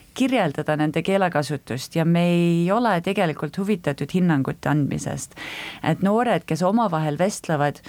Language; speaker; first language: Estonian; early bilingual, heritage; Estonian